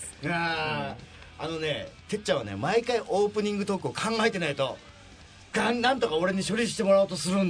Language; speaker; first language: Japanese; native; Japanese